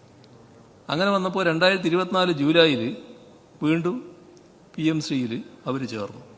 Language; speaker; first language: Malayalam; native; Malayalam